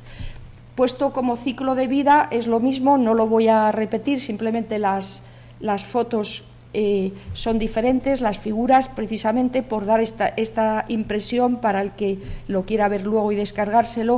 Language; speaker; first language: Spanish; native; Spanish